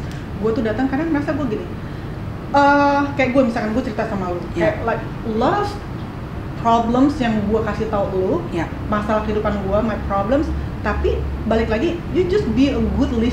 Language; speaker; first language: Indonesian; native; Indonesian